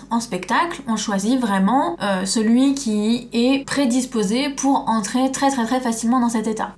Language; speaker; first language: French; native; French